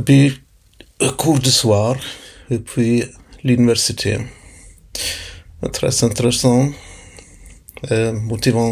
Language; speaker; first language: French; non-native, fluent; Swedish